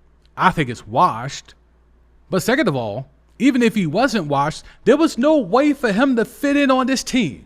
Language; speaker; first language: English; native; English